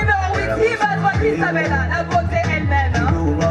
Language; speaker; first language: French; non-native, local second language; Rundi